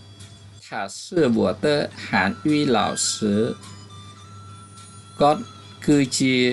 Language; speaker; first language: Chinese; non-native, fluent; Khmer